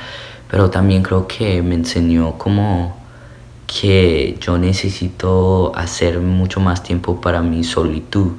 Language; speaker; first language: Spanish; early bilingual, heritage; Spanish